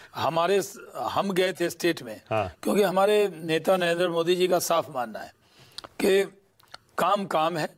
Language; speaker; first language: Hindi; native; Hindi